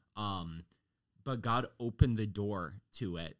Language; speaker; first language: English; native; English